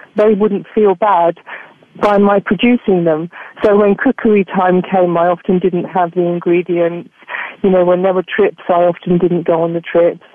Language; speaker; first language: English; native; English